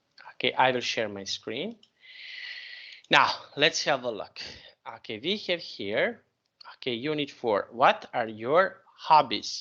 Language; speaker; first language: English; non-native, fluent; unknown